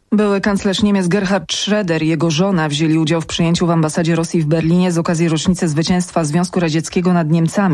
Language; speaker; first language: Polish; native; Polish